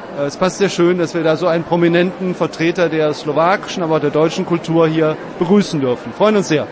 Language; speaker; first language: German; native; German